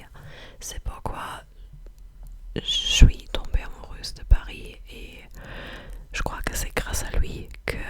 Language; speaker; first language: French; non-native, fluent; English